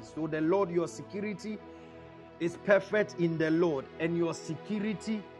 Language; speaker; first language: English; non-native, local second language; Akan